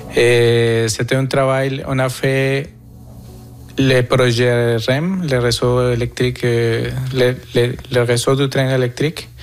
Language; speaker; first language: French; non-native, fluent; Spanish